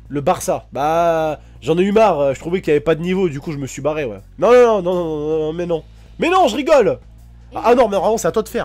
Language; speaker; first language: French; native; French